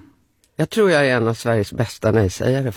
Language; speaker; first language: Swedish; native; Swedish